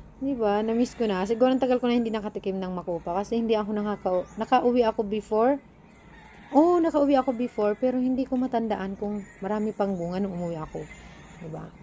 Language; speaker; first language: Filipino; non-native, local second language; Bikol